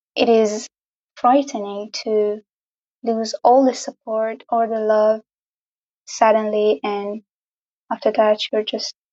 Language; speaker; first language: English; non-native, fluent; Persian